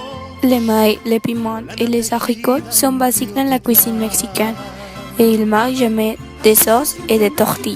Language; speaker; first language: French; non-native, learner; Spanish